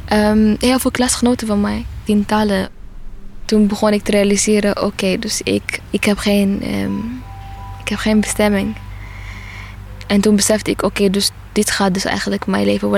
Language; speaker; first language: Dutch; non-native, fluent; Tigrinya